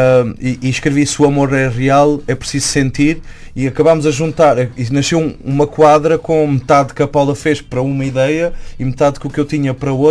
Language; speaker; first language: Portuguese; native; Portuguese